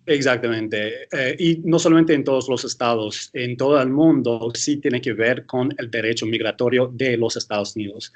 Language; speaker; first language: Spanish; early bilingual, heritage; English